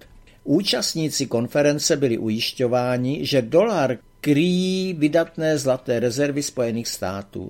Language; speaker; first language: Czech; native; Czech